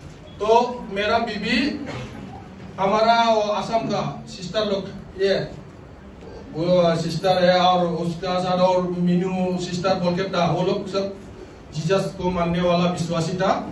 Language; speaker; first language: Hindi; non-native, local second language; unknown